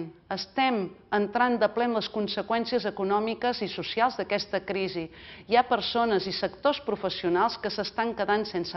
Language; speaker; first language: Catalan; native; Catalan